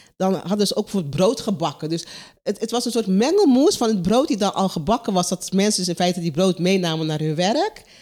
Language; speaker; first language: Dutch; non-native, local second language; Papiamento